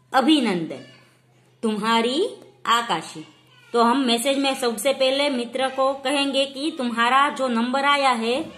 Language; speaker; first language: Hindi; non-native, local second language; Gujarati